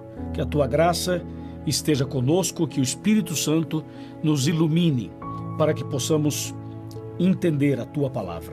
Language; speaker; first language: Portuguese; native; Portuguese